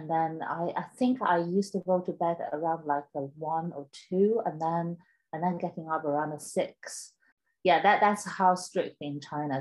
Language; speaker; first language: English; non-native, fluent; Chinese